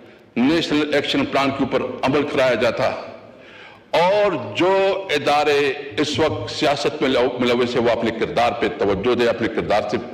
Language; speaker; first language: Urdu; non-native, local second language; Pashto